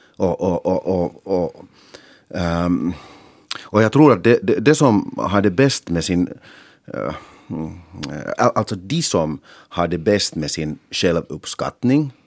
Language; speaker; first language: Swedish; non-native, local second language; Finnish